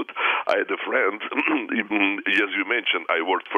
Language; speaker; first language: English; non-native, fluent; Russian